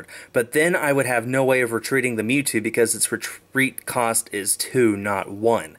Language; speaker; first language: English; native; English